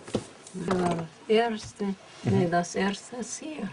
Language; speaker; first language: German; early bilingual, heritage; German